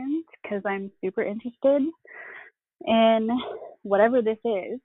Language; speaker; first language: English; non-native, local second language; Filipino